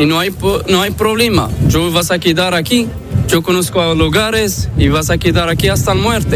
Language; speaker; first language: Spanish; non-native, learner; Arabic